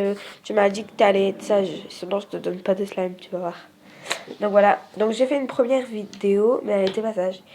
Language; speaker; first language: French; native; French